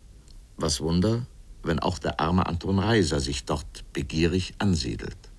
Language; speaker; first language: German; native; German